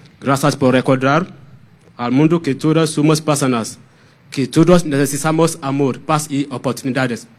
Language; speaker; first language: Spanish; non-native, fluent; Yoruba